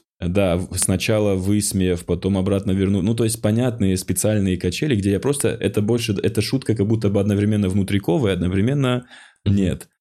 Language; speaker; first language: Russian; non-native, local second language; Ossetic